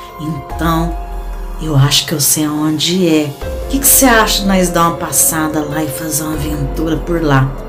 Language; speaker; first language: Portuguese; native; Portuguese